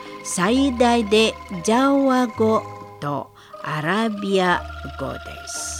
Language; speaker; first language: Japanese; non-native, fluent; Indonesian